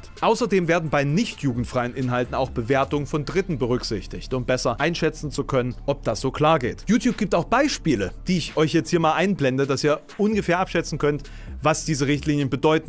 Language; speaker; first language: German; native; German